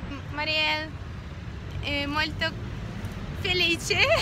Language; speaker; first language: Italian; non-native, learner; Russian